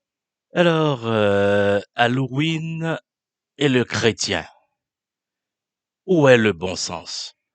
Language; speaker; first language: French; non-native, local second language; Haitian Creole